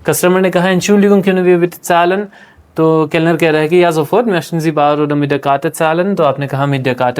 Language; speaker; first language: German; non-native, fluent; Hindi